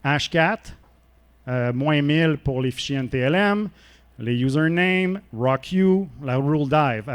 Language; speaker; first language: French; native; French